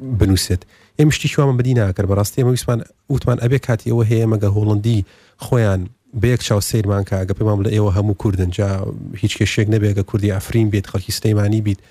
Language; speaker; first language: Central Kurdish; early bilingual, heritage; Central Kurdish